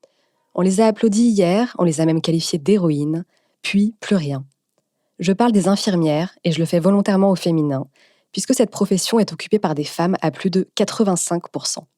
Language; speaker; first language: French; native; French